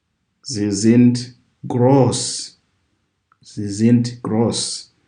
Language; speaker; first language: German; non-native, fluent; Kinyarwanda